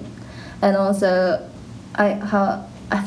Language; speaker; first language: English; non-native, learner; Japanese